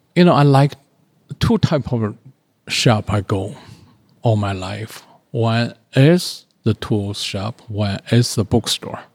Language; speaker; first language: English; non-native, learner; Chinese